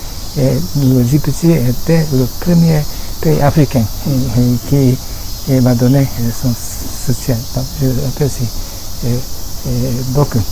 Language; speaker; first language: French; non-native, fluent; Japanese